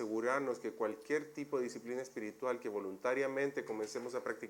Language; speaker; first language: Spanish; native; Spanish